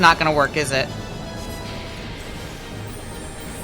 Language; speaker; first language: English; native; English